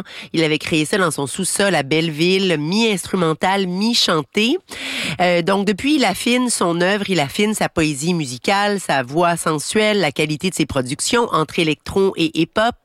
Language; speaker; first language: French; native; French